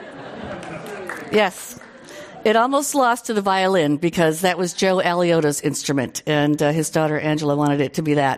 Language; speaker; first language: English; native; English